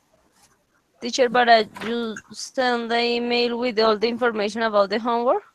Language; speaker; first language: English; non-native, learner; Spanish